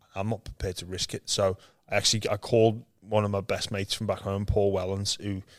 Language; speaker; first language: English; native; English